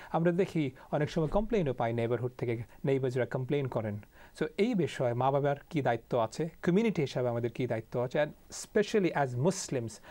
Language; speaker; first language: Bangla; early bilingual, heritage; Bangla